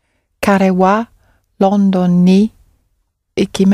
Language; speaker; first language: Japanese; non-native, learner; English